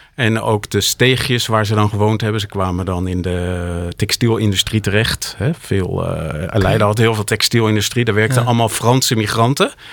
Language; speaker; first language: Dutch; native; Dutch